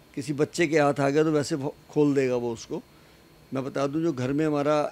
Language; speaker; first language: Hindi; native; Hindi